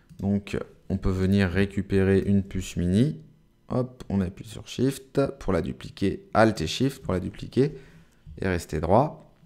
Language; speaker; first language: French; native; French